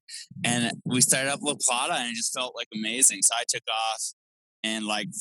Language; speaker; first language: English; native; English